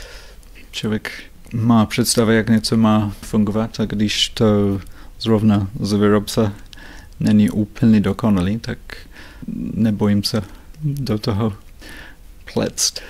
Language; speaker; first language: Czech; non-native, fluent; English